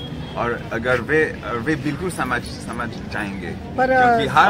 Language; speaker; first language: Hindi; non-native, fluent; French